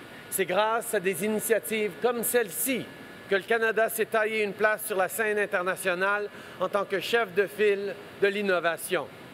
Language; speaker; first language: French; early bilingual, heritage; French